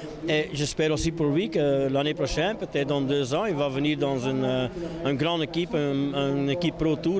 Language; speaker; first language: French; non-native, local second language; Dutch